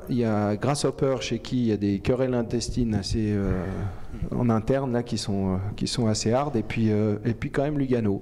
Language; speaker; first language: French; native; French